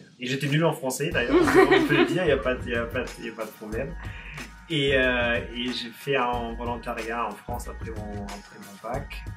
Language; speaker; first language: French; non-native, fluent; German